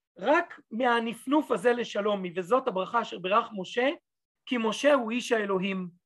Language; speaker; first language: Hebrew; native; Hebrew